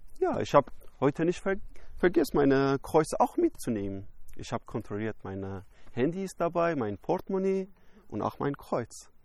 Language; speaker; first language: German; non-native, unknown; Persian